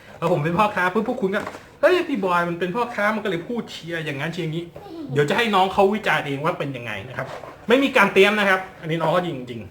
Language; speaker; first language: Thai; native; Thai